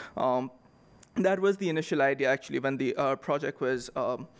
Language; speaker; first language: English; non-native, local second language; Urdu